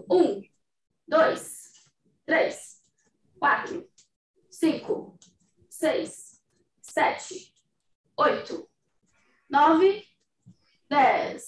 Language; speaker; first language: Portuguese; native; Portuguese